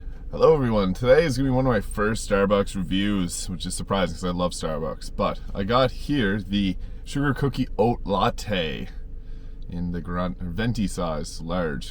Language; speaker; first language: English; native; English